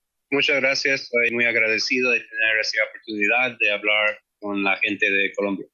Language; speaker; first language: Spanish; non-native, fluent; English